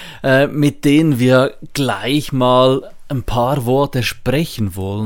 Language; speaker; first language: German; native; German